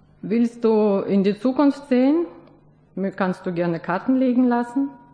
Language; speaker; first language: German; non-native, fluent; Russian